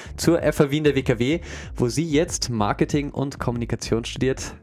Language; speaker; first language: German; native; German